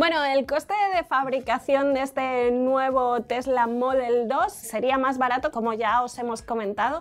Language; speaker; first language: Spanish; native; Spanish